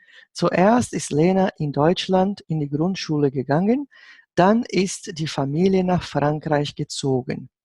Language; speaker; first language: German; non-native, fluent; Portuguese